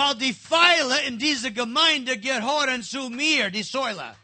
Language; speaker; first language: German; non-native, learner; English